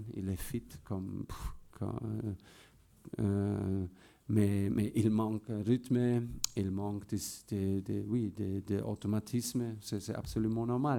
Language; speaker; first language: French; non-native, fluent; German